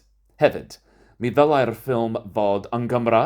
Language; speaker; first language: Welsh; non-native, fluent; English